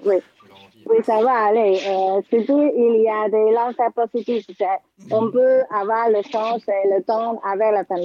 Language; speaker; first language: French; non-native, fluent; Chinese